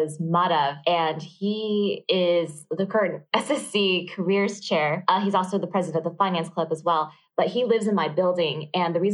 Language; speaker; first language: English; early bilingual, other home language; Vietnamese